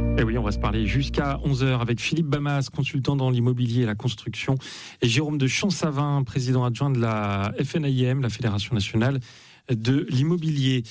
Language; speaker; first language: French; native; French